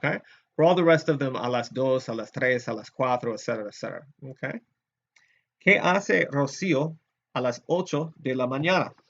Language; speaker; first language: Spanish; non-native, fluent; English